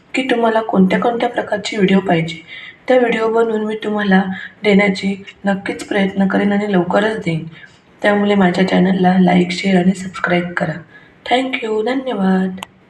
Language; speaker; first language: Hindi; non-native, local second language; Marathi